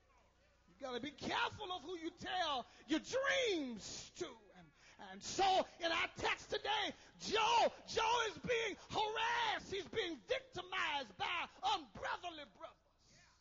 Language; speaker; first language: English; native; English